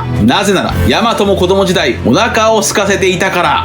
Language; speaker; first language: Japanese; native; Japanese